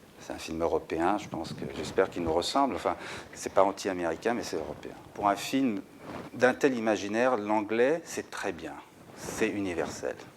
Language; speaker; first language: French; early bilingual, other home language; Serbian